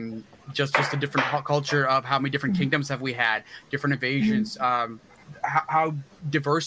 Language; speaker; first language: English; early bilingual, other home language; Hindi